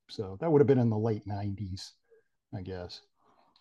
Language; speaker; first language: English; native; English